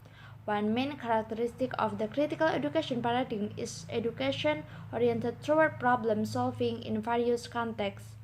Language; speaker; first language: English; non-native, learner; Indonesian